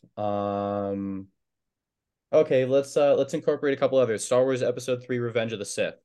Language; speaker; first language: English; native; English